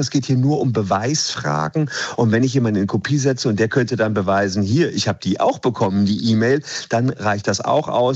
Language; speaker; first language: German; native; German